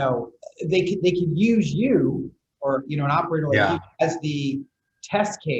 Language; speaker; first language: English; native; English